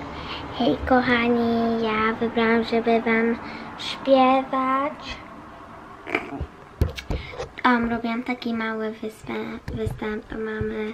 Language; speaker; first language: Polish; early bilingual, heritage; Polish